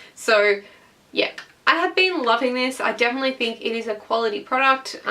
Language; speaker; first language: English; native; English